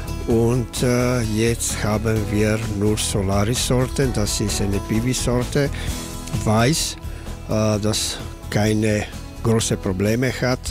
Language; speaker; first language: German; non-native, learner; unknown